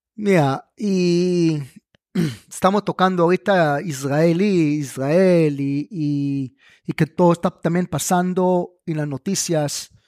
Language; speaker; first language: Spanish; non-native, fluent; Hebrew